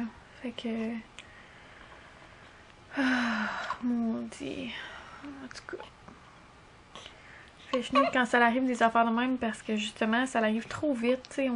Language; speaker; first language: French; native; French